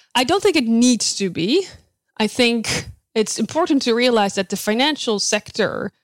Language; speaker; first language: English; non-native, fluent; Dutch